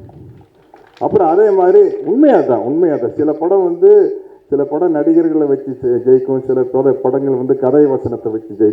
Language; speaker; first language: Tamil; native; Tamil